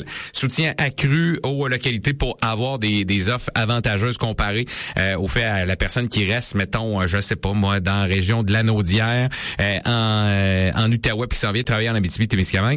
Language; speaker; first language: French; native; French